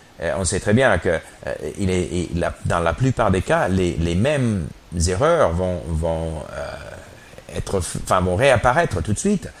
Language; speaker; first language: French; non-native, fluent; English